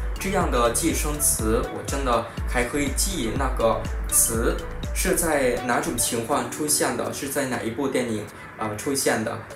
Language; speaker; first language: Chinese; non-native, fluent; Vietnamese